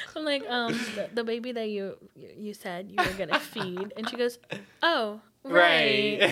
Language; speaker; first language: English; non-native, fluent; Portuguese